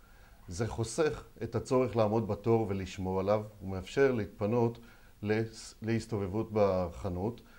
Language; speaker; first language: Hebrew; native; Hebrew